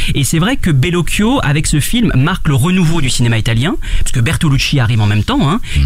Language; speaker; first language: French; native; French